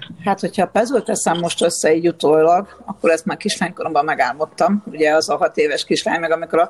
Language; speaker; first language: Hungarian; native; Hungarian